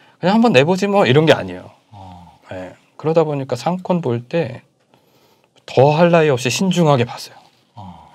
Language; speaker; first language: Korean; native; Korean